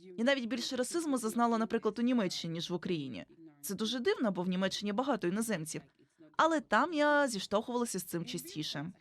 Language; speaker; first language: Ukrainian; non-native, fluent; Igbo